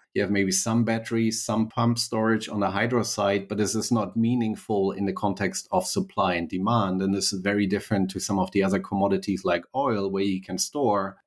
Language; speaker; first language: English; non-native, fluent; German